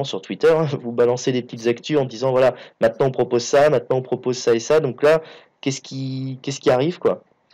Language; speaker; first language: French; native; French